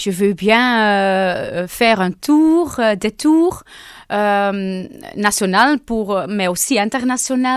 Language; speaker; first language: French; non-native, local second language; Dutch